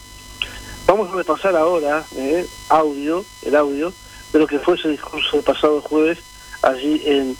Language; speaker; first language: Spanish; native; Spanish